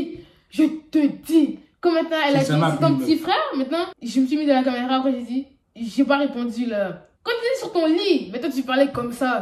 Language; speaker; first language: French; native; French